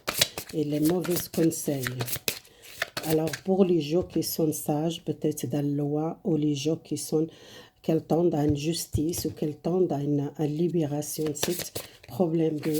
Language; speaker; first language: French; non-native, fluent; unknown